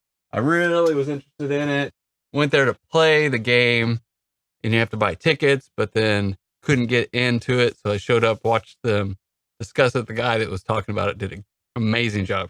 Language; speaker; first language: English; native; English